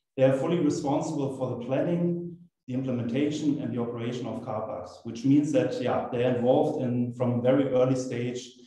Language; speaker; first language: English; non-native, fluent; German